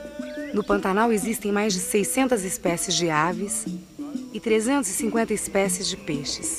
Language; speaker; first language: Portuguese; native; Portuguese